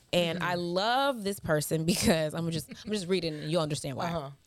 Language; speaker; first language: English; early bilingual, other home language; Yoruba